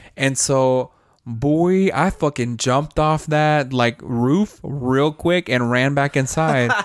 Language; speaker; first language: English; early bilingual, other home language; Spanish